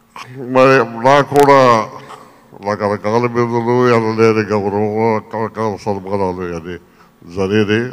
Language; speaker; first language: Telugu; native; Telugu